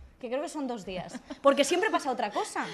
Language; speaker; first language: Spanish; native; Spanish